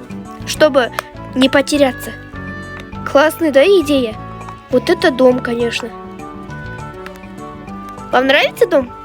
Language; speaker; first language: Russian; non-native, local second language; Kazakh